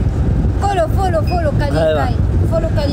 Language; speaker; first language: Arabic; non-native, learner; Pashto